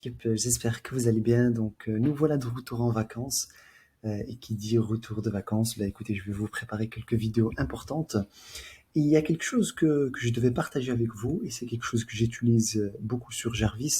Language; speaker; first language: French; native; French